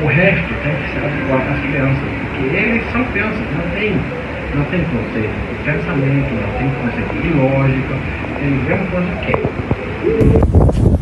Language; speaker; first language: Portuguese; non-native, fluent; Danish